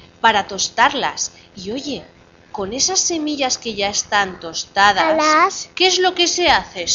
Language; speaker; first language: Spanish; native; Spanish